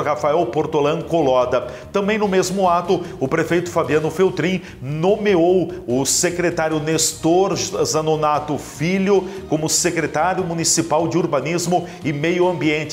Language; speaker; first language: Portuguese; native; Portuguese